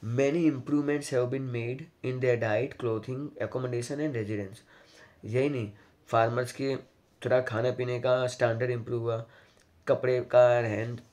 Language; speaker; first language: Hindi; non-native, local second language; Gujarati